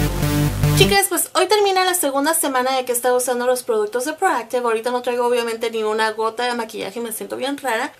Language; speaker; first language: Spanish; native; Spanish